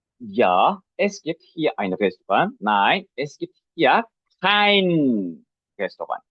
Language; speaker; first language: German; non-native, fluent; Turkish